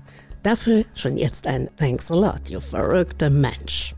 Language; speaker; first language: German; native; German